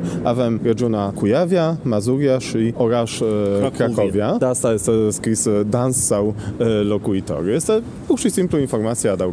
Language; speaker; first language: Romanian; non-native, fluent; Polish